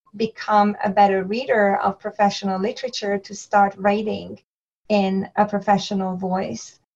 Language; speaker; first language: English; non-native, fluent; Hungarian